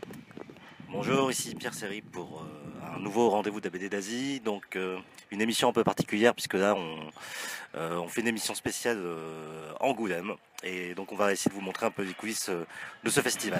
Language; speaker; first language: French; native; French